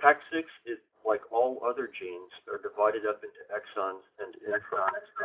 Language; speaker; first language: English; native; English